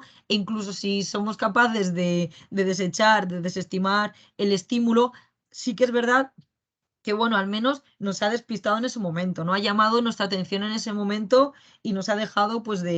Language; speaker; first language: Spanish; native; Spanish